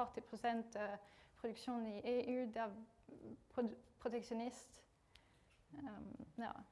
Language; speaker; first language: Norwegian; non-native, fluent; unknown